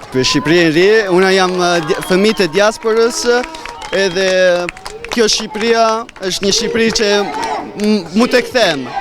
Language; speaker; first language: Albanian; early bilingual, heritage; Albanian